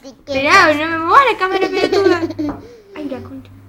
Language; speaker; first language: Spanish; native; Spanish